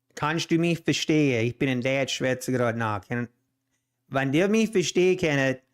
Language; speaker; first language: German; early bilingual, heritage; German